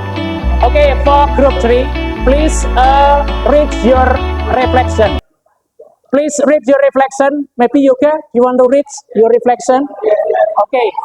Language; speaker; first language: English; non-native, fluent; Indonesian